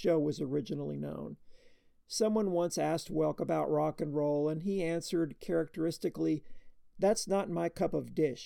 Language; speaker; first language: English; native; English